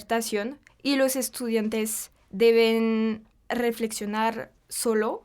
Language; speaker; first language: Spanish; non-native, fluent; French